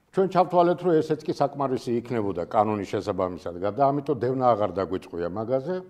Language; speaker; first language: Georgian; native; Georgian